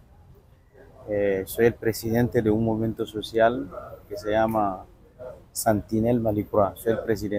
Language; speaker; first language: Spanish; non-native, fluent; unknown